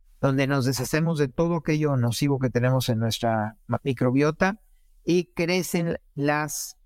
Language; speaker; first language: Spanish; native; Spanish